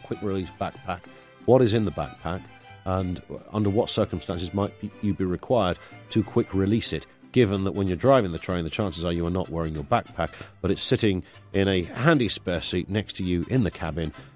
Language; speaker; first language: English; native; English